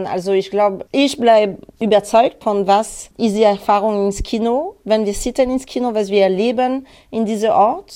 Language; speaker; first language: German; non-native, learner; French